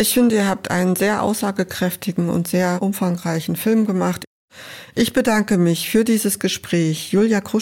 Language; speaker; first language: German; native; German